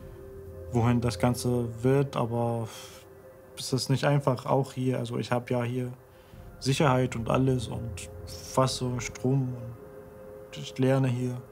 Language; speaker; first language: German; non-native, fluent; Arabic